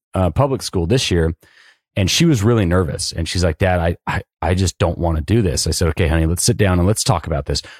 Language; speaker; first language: English; native; English